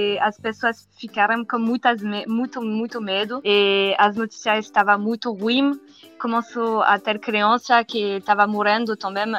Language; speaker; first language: Portuguese; non-native, learner; French